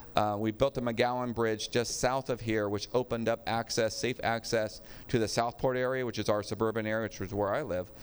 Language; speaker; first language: English; native; English